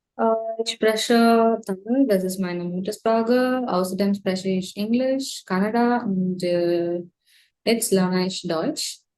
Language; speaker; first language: German; non-native, learner; Tamil